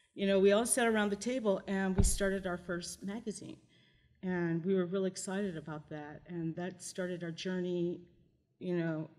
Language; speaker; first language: English; native; English